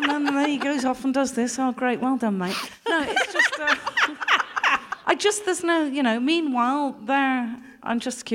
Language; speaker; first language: English; native; English